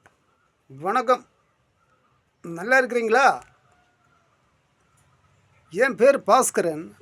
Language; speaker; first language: Tamil; non-native, local second language; Malayalam